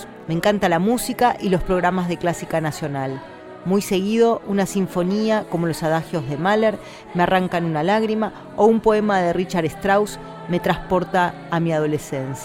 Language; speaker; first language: Spanish; native; Spanish